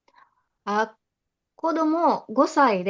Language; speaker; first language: Japanese; non-native, learner; Indonesian